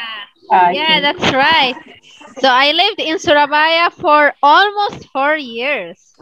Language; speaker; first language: English; non-native, fluent; Arabic